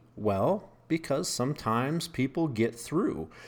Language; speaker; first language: English; native; English